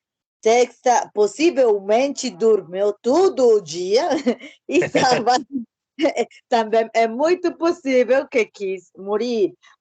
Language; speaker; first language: Portuguese; non-native, learner; Spanish